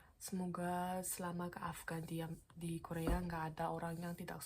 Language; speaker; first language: Indonesian; non-native, fluent; Korean